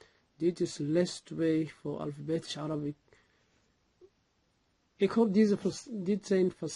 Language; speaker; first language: Dutch; non-native, learner; Somali